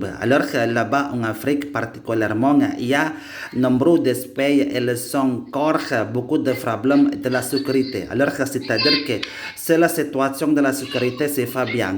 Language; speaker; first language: French; non-native, learner; Indonesian